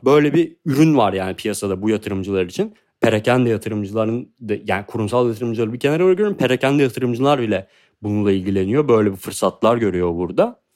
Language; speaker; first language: Turkish; native; Turkish